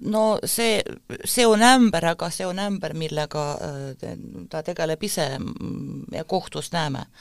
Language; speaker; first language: Estonian; non-native, local second language; Russian